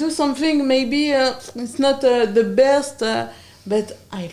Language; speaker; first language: English; non-native, learner; French